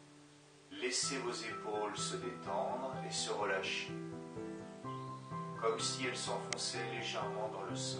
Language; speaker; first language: French; native; French